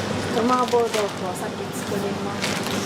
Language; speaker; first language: Japanese; native; Japanese